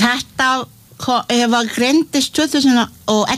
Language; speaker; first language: Icelandic; non-native, learner; Malay